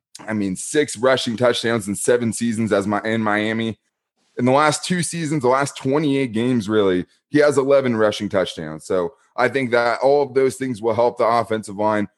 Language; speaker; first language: English; native; English